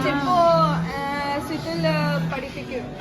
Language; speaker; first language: Malayalam; non-native, learner; Telugu